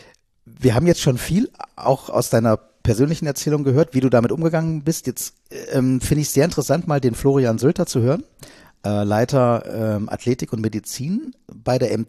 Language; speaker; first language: German; native; German